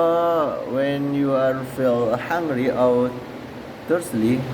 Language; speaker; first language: English; non-native, learner; Indonesian